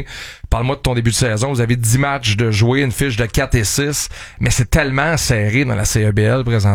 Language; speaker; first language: French; native; French